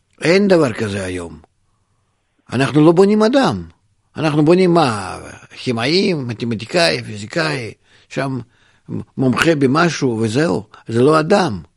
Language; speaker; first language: Hebrew; non-native, fluent; Russian